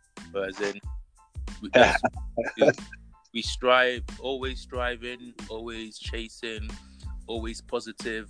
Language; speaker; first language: English; non-native, local second language; Yoruba